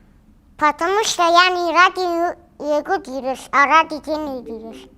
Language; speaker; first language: Russian; non-native, learner; Tajik